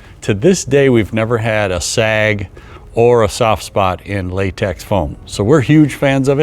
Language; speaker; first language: English; native; English